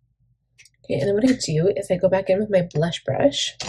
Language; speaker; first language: English; native; English